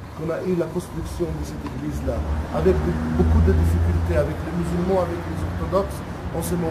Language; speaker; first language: French; non-native, local second language; Arabic